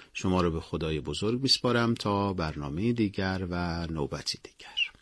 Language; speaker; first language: Persian; native; Persian